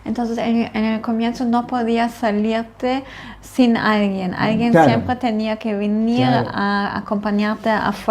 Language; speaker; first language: Spanish; non-native, fluent; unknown